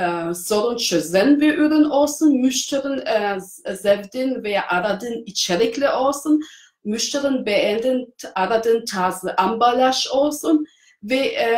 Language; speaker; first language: Turkish; non-native, fluent; German